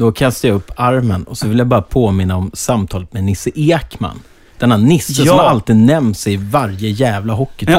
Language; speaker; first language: Swedish; native; Swedish